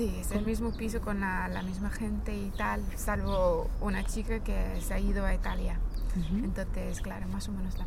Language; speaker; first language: Spanish; non-native, fluent; English